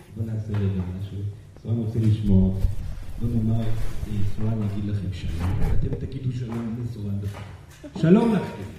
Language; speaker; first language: Hebrew; non-native, fluent; Portuguese